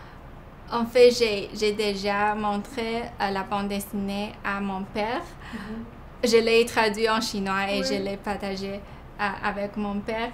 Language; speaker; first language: French; non-native, fluent; Chinese